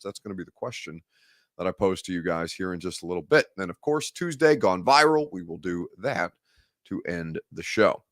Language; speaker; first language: English; native; English